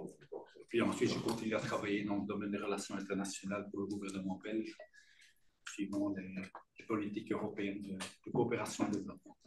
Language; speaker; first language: French; native; French